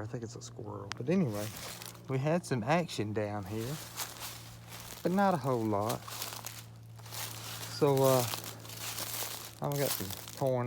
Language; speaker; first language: English; native; English